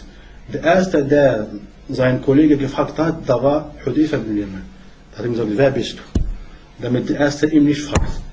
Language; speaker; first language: German; non-native, learner; Arabic